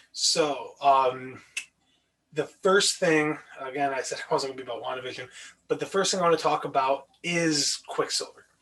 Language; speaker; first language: English; native; English